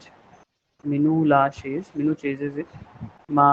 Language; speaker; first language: French; non-native, fluent; Hindi